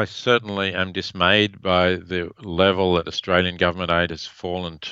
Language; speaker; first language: English; native; English